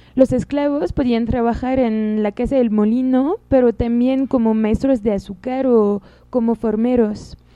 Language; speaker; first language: Spanish; non-native, fluent; French